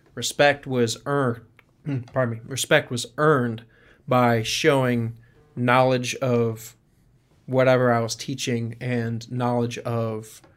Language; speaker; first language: English; native; English